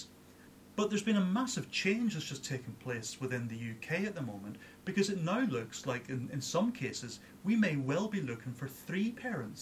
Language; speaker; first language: English; native; English